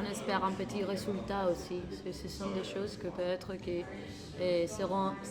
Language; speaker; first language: French; non-native, learner; Spanish